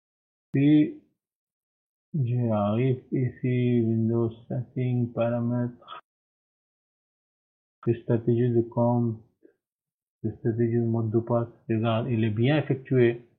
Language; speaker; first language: French; non-native, learner; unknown